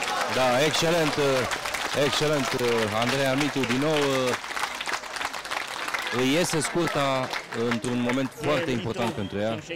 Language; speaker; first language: Romanian; native; Romanian